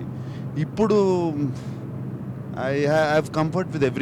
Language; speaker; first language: Telugu; native; Telugu